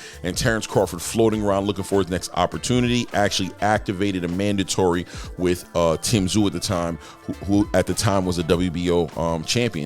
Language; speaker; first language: English; native; English